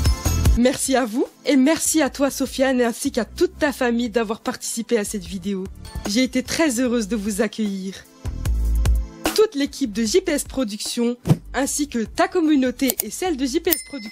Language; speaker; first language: French; native; French